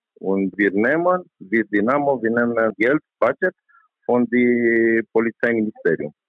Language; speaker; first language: German; non-native, learner; Romanian